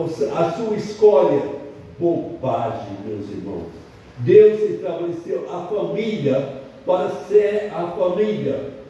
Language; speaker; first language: Portuguese; non-native, fluent; English